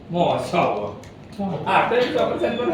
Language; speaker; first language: Indonesian; native; Indonesian